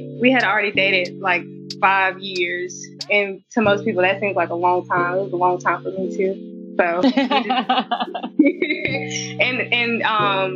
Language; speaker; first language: English; native; English